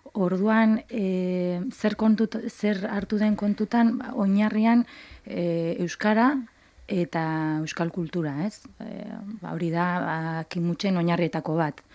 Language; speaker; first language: Basque; native; Basque